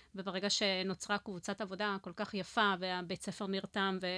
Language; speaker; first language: Hebrew; non-native, fluent; Spanish